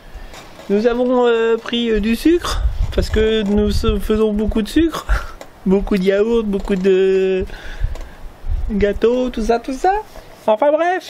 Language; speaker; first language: French; native; French